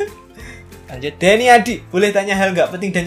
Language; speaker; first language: Indonesian; native; Indonesian